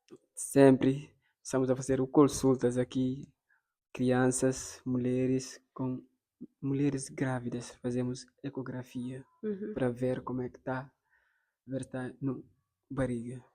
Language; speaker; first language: Portuguese; non-native, local second language; Fula